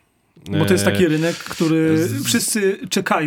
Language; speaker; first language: Polish; native; Polish